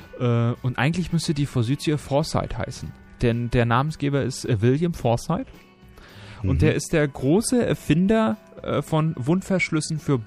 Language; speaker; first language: German; native; German